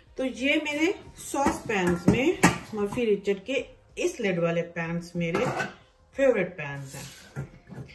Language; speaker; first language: Urdu; native; Urdu